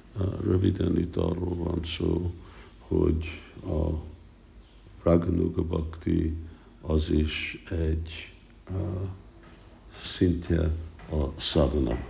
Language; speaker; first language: Hungarian; early bilingual, heritage; Hungarian